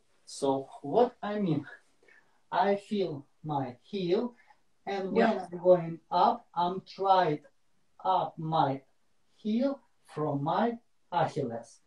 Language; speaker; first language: English; non-native, learner; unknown